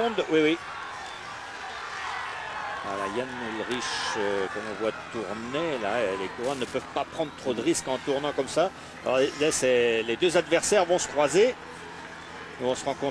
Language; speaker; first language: French; native; French